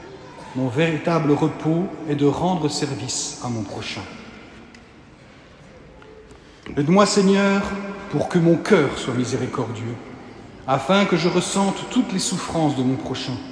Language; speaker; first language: French; native; French